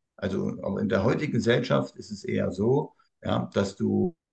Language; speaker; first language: German; native; German